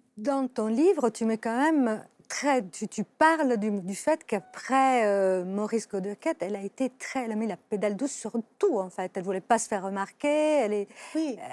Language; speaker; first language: French; non-native, fluent; Italian